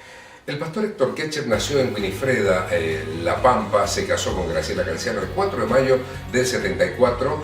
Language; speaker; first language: Spanish; native; Spanish